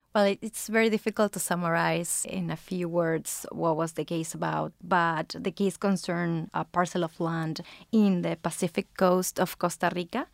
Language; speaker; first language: English; non-native, fluent; Spanish